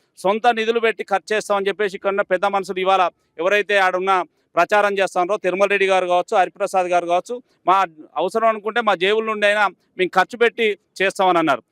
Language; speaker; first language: Telugu; native; Telugu